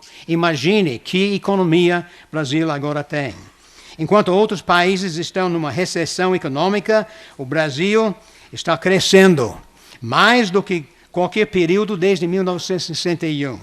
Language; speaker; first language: Portuguese; non-native, fluent; English